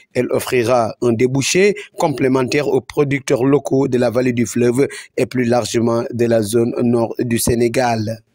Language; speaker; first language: French; non-native, local second language; Wolof